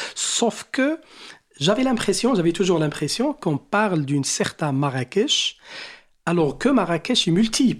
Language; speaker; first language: French; non-native, local second language; Arabic